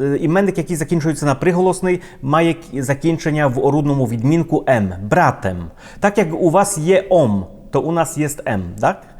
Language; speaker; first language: Ukrainian; non-native, fluent; Polish